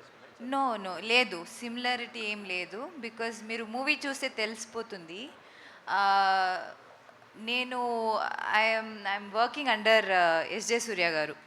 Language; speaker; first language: Telugu; non-native, fluent; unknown